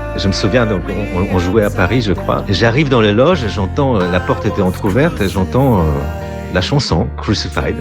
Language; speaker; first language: French; non-native, fluent; Polish